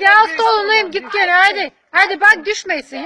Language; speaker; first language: Turkish; native; Turkish